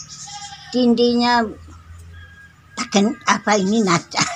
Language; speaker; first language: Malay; non-native, local second language; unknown